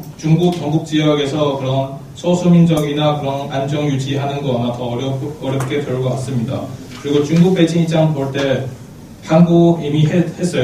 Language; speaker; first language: Korean; non-native, fluent; Chinese